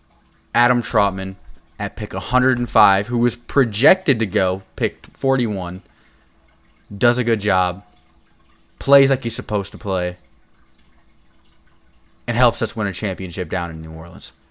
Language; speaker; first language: English; native; English